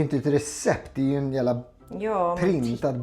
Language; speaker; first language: Swedish; native; Swedish